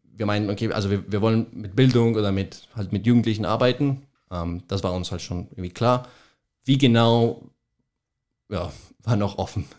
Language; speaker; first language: German; non-native, fluent; Spanish